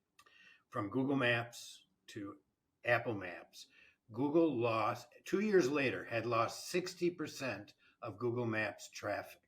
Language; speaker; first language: English; native; English